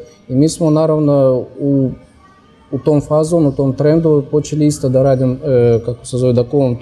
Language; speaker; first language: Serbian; non-native, fluent; Russian